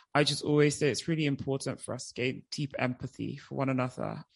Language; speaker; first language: English; native; English